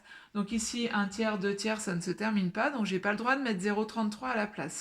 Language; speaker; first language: French; native; French